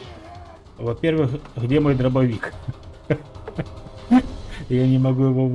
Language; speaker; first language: Russian; native; Russian